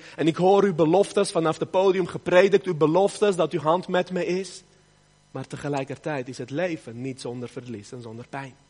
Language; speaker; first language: Dutch; early bilingual, other home language; Armenian